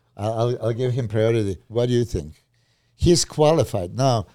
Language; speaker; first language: English; non-native, fluent; Serbian